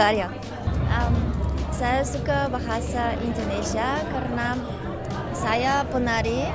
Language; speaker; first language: Indonesian; non-native, fluent; Bulgarian